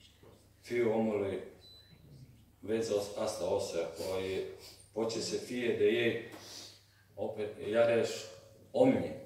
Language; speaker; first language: Romanian; non-native, learner; Serbian